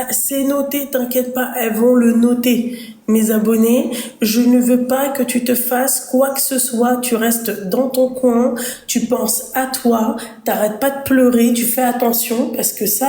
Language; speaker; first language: French; native; French